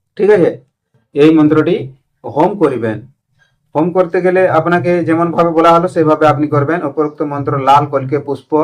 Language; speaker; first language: Bangla; non-native, local second language; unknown